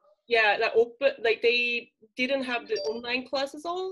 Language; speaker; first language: English; non-native, fluent; Korean